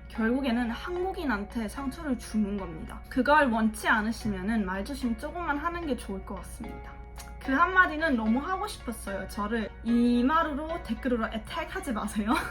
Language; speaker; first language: Korean; early bilingual, heritage; Korean